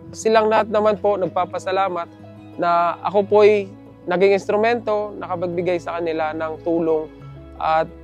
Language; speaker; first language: Filipino; non-native, local second language; Kinaray-a